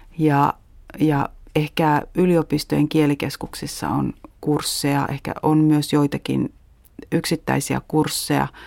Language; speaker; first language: Finnish; native; Finnish